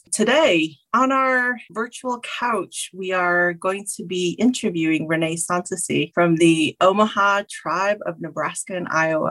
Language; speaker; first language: English; native; English